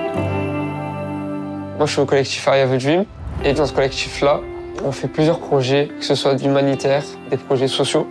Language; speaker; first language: French; native; French